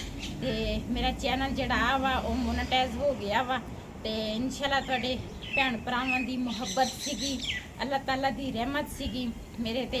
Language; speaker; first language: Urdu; non-native, local second language; Punjabi